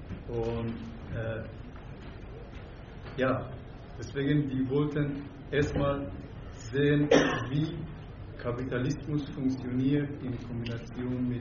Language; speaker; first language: German; non-native, fluent; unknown